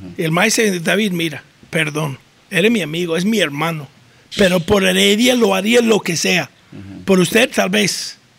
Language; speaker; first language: Spanish; non-native, fluent; English